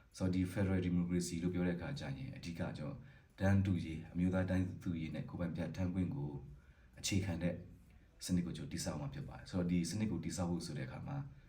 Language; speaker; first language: Burmese; non-native, local second language; Pa'o Karen